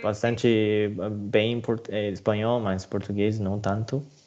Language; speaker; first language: Portuguese; non-native, fluent; Chinese